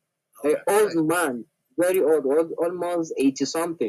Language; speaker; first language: English; non-native, local second language; Hausa